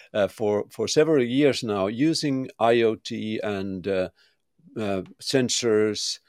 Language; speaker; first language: English; non-native, fluent; Finnish